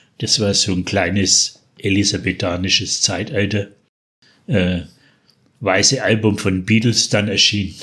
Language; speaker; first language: German; native; German